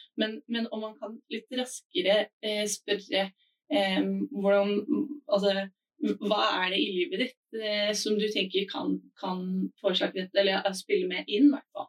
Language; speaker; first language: Norwegian; non-native, fluent; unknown